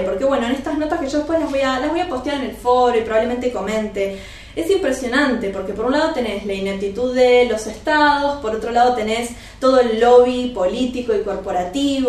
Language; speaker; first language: Spanish; native; Spanish